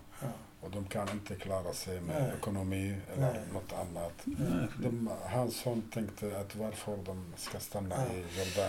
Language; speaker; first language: Swedish; non-native, fluent; Arabic